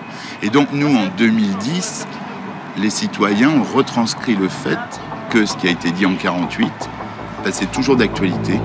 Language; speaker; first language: French; native; French